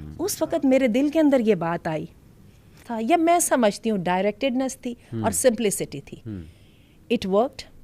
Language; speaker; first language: Urdu; native; Urdu